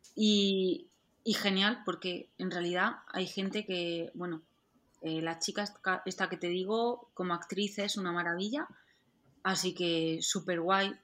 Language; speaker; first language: Spanish; native; Spanish